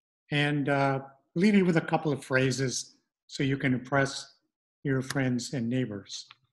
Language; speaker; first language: English; native; English